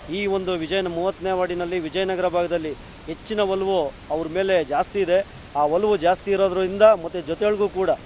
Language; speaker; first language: Kannada; native; Kannada